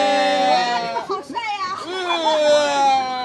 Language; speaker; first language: Chinese; native; Chinese